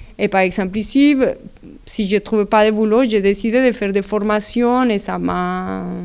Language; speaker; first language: French; non-native, fluent; Spanish